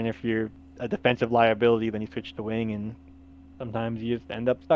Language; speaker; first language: English; native; English